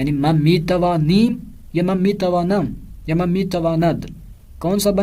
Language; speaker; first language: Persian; non-native, fluent; Urdu